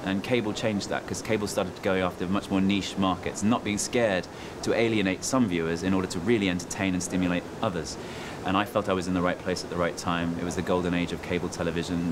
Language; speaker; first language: English; native; English